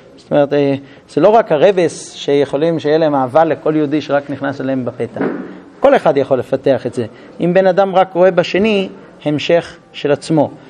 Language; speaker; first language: Hebrew; non-native, fluent; English